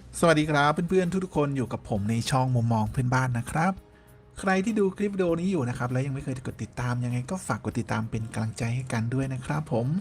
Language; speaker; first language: Thai; native; Thai